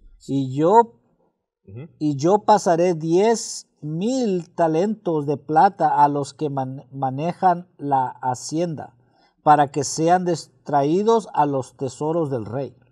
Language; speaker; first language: Spanish; early bilingual, heritage; Spanish